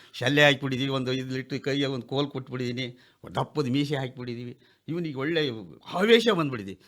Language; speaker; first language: Kannada; native; Kannada